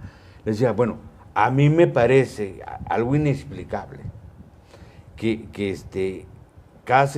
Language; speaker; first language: Spanish; native; Spanish